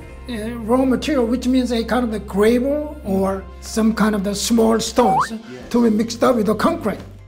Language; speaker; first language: English; non-native, fluent; Korean